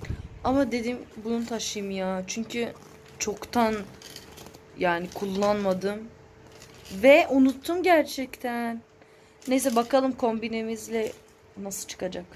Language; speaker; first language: Turkish; early bilingual, other home language; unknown